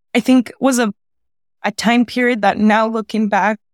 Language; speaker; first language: English; early bilingual, other home language; Spanish